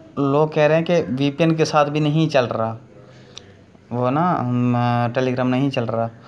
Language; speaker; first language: Urdu; native; Urdu